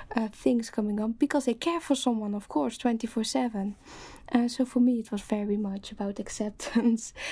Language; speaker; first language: English; non-native, fluent; Dutch